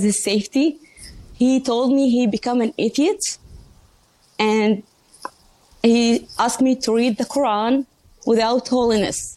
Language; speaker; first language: English; non-native, learner; Arabic